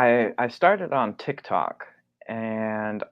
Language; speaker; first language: English; native; English